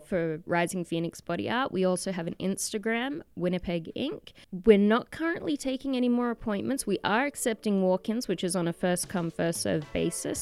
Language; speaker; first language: English; native; English